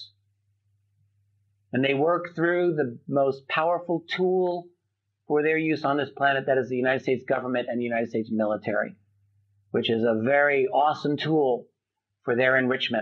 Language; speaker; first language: English; native; English